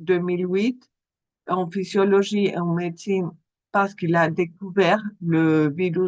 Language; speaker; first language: French; non-native, fluent; Spanish